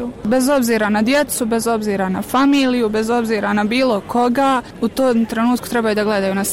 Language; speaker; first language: Croatian; native; Croatian